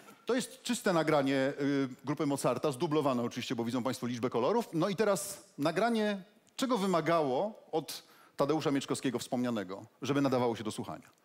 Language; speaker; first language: Polish; native; Polish